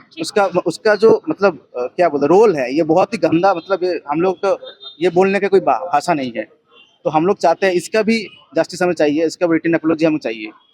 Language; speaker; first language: Hindi; non-native, local second language; Bangla